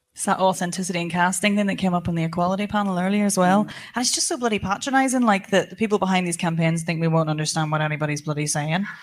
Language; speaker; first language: English; native; English